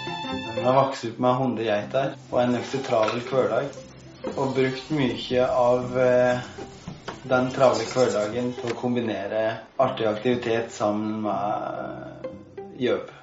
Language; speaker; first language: Norwegian; native; Norwegian